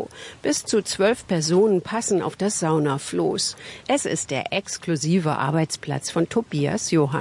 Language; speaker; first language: German; native; German